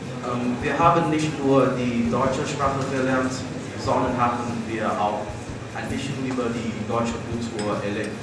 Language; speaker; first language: German; non-native, learner; Vietnamese